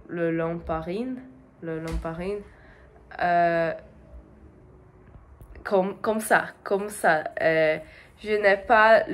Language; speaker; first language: French; non-native, learner; Portuguese